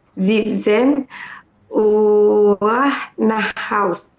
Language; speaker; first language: German; non-native, learner; Indonesian